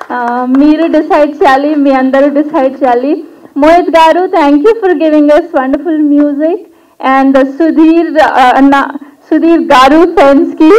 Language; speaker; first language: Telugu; non-native, local second language; Hindi